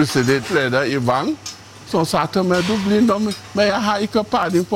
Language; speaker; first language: Norwegian; non-native, learner; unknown